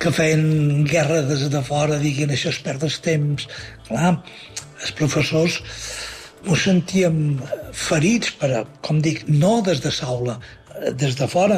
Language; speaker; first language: Catalan; native; Catalan